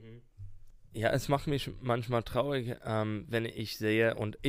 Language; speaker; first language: German; non-native, learner; English